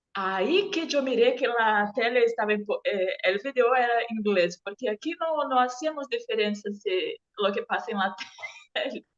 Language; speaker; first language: Spanish; non-native, learner; Portuguese